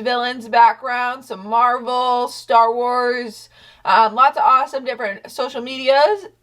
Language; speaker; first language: English; native; English